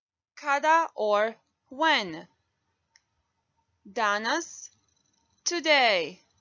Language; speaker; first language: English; non-native, fluent; Bosnian